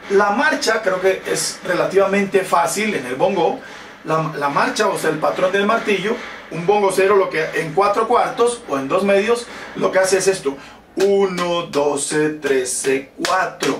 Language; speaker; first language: Spanish; native; Spanish